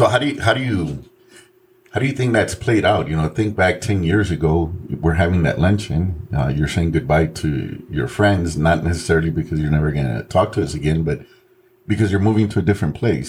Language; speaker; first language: English; native; English